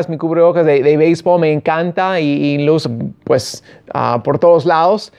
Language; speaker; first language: Spanish; non-native, fluent; English